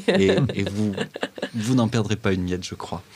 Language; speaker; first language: French; native; French